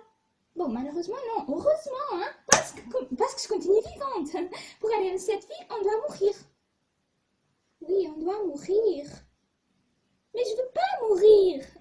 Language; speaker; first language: French; non-native, fluent; Portuguese